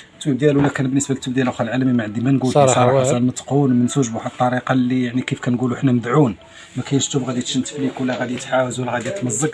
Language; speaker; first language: Arabic; native; Arabic